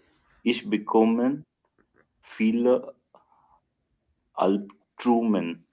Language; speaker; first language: German; non-native, learner; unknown